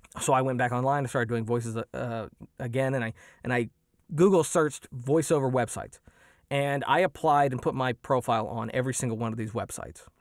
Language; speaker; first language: English; native; English